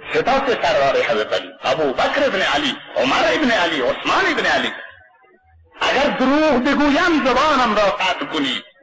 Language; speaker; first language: Persian; non-native, local second language; Baluchi